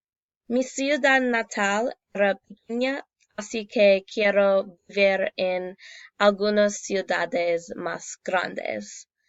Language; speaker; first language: Spanish; non-native, learner; English